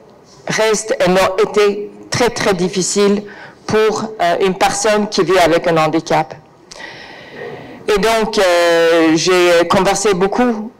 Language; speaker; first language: French; non-native, fluent; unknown